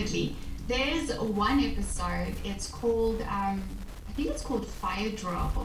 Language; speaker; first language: English; native; English